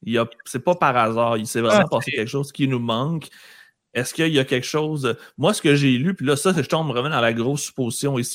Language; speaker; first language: French; native; French